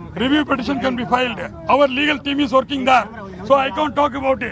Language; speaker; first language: English; non-native, local second language; Tamil